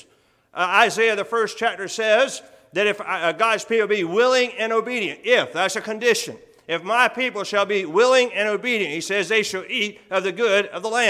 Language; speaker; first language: English; native; English